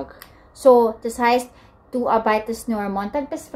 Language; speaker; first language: German; non-native, learner; Filipino